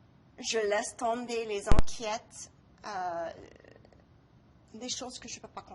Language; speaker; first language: French; non-native, local second language; English